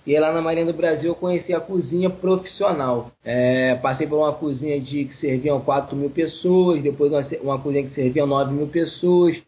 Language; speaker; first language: Portuguese; native; Portuguese